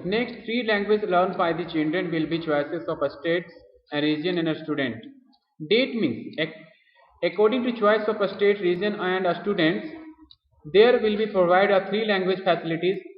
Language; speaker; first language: English; non-native, local second language; Hindi